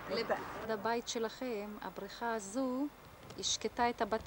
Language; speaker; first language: Hebrew; native; Hebrew